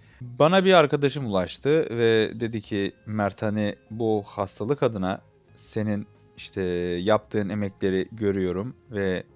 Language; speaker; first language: Turkish; native; Turkish